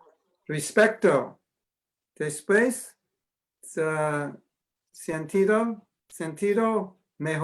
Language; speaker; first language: Spanish; non-native, learner; English